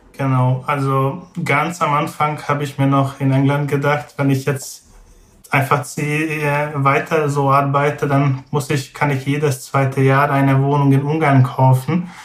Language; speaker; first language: German; non-native, fluent; Hungarian